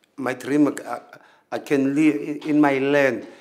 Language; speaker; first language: English; non-native, local second language; Xhosa